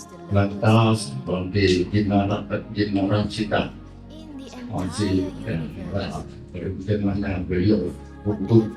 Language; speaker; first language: Indonesian; non-native, learner; Thai